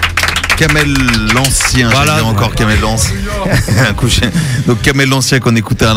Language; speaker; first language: French; native; French